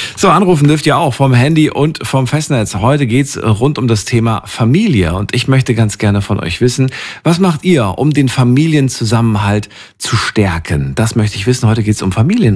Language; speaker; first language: German; native; German